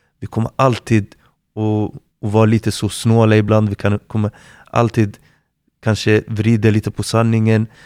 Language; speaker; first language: Swedish; non-native, fluent; Arabic